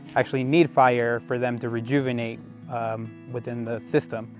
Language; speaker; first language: English; native; English